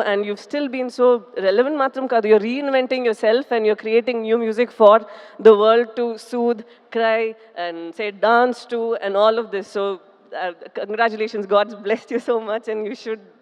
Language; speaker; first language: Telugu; non-native, fluent; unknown